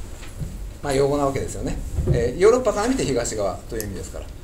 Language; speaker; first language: Japanese; native; Japanese